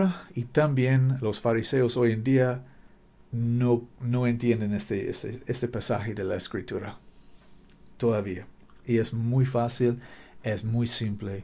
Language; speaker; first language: Spanish; non-native, learner; English